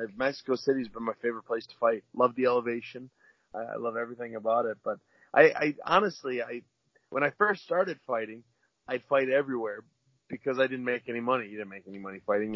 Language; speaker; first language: English; native; English